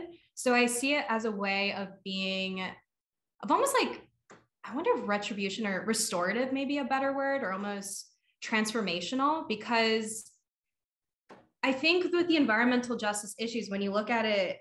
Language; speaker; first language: English; native; English